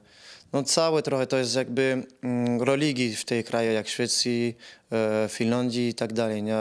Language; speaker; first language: Polish; non-native, fluent; French